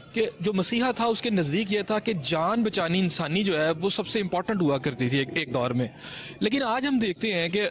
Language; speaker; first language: Urdu; non-native, local second language; Punjabi